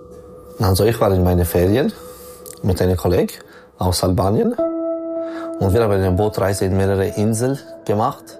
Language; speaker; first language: German; non-native, local second language; French